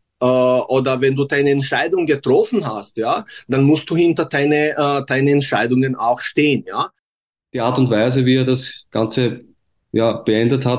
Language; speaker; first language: German; non-native, learner; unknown